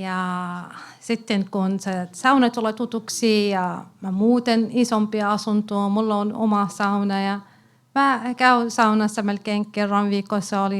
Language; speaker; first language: Finnish; non-native, learner; Arabic